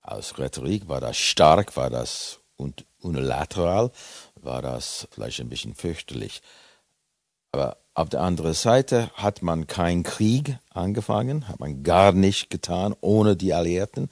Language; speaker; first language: German; non-native, fluent; English